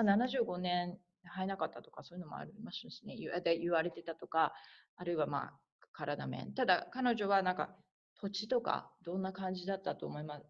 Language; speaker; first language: Japanese; native; Japanese